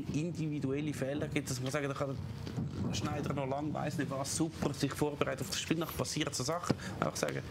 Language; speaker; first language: German; native; German